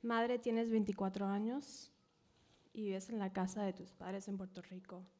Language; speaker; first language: Spanish; early bilingual, heritage; Spanish